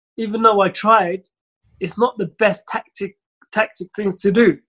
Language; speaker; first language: English; early bilingual, other home language; Somali